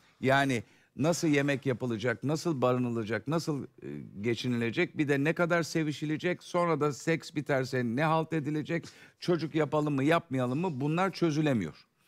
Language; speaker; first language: Turkish; native; Turkish